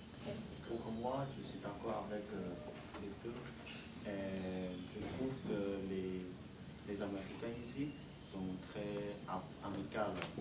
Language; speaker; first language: French; non-native, learner; Chinese